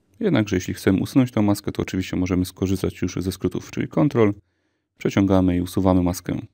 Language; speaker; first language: Polish; native; Polish